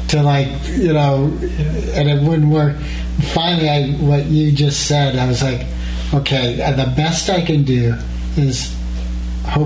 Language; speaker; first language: English; native; English